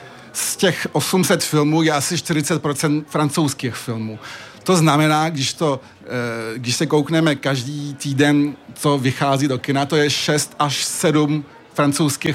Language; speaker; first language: Czech; early bilingual, heritage; French